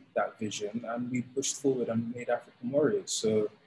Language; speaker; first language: English; native; English